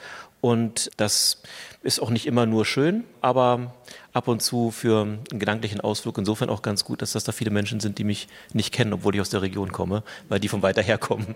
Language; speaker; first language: German; native; German